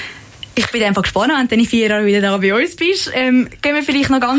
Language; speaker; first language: German; native; German